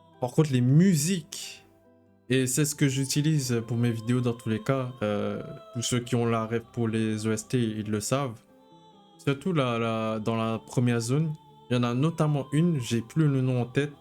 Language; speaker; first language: French; native; French